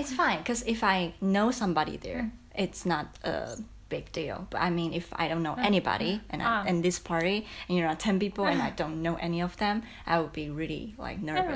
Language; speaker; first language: English; non-native, fluent; Chinese